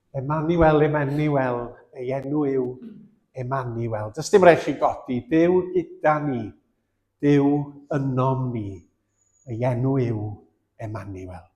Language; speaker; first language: Welsh; native; Welsh